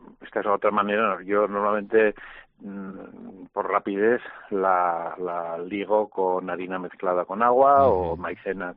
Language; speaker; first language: Spanish; native; Spanish